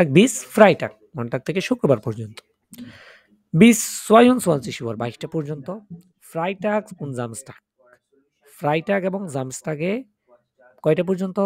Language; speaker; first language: German; non-native, fluent; Bangla